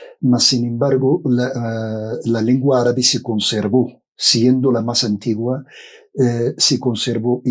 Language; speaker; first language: Spanish; non-native, fluent; Arabic